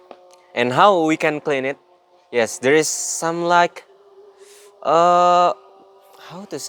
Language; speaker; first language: English; non-native, learner; Indonesian